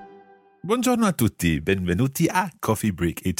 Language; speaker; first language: Italian; non-native, fluent; English